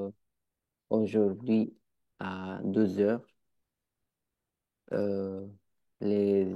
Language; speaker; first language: French; non-native, learner; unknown